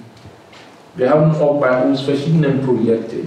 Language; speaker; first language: German; non-native, fluent; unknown